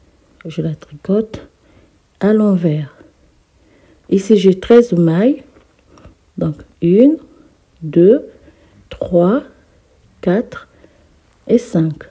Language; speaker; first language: French; native; French